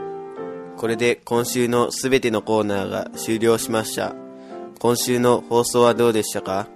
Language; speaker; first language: Japanese; native; Japanese